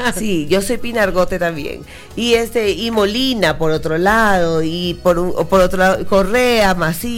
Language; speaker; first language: Spanish; native; Spanish